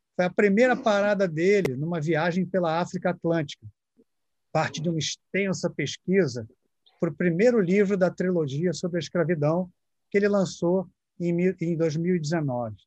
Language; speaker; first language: Portuguese; native; Portuguese